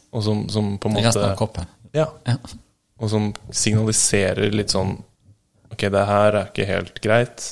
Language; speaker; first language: Norwegian; native; Norwegian